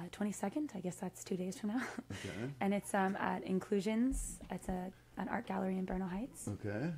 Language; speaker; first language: English; native; English